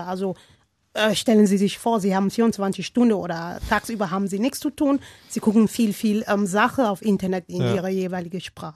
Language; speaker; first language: German; non-native, learner; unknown